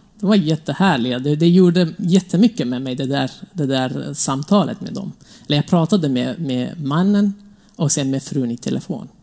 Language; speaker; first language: Swedish; non-native, fluent; Kurdish